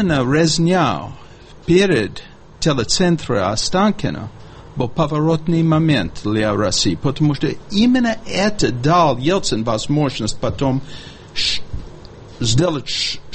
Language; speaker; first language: Russian; non-native, fluent; English